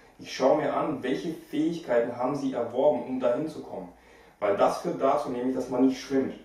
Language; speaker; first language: German; early bilingual, other home language; Russian